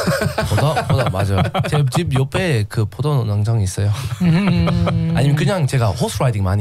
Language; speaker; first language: Korean; non-native, learner; English